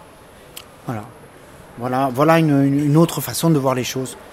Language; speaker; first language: French; native; French